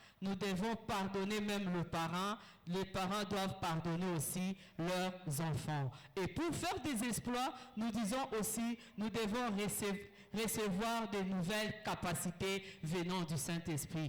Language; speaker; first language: French; non-native, local second language; Lingala